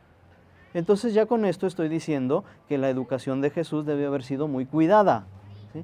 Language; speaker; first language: Spanish; native; Spanish